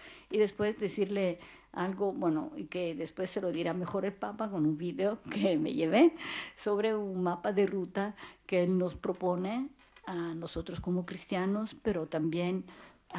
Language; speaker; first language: Spanish; non-native, fluent; Italian